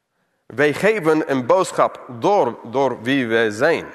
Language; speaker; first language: Dutch; non-native, fluent; English